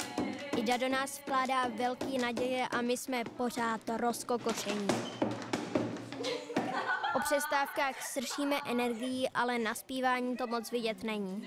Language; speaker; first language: Czech; native; Czech